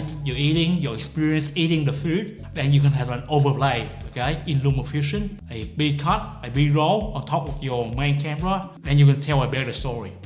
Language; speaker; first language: English; non-native, fluent; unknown